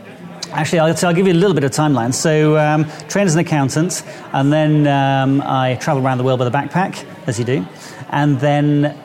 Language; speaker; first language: English; native; English